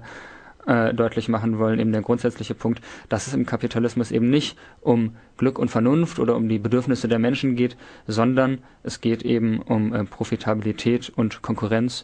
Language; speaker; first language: German; native; German